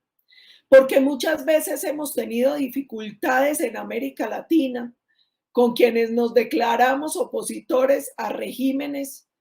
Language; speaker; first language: Spanish; native; Spanish